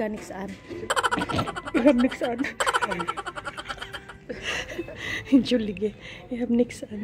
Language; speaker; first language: German; non-native, learner; Cebuano